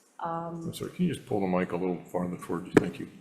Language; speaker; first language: English; native; English